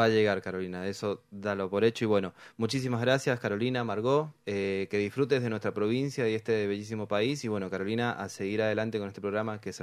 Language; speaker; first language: Spanish; native; Spanish